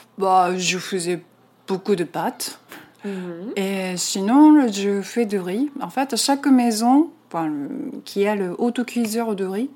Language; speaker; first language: French; non-native, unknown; Japanese